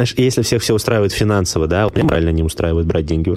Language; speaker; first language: Russian; native; Russian